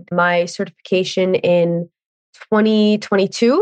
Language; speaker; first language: English; native; English